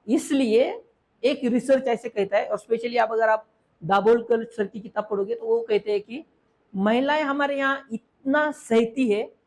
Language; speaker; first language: Hindi; non-native, local second language; Marathi